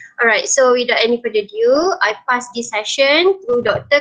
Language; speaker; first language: English; non-native, local second language; Malay